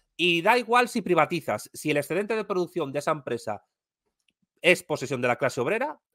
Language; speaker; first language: Spanish; native; Spanish